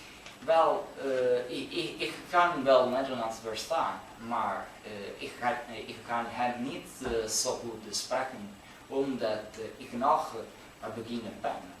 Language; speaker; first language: Dutch; non-native, learner; Italian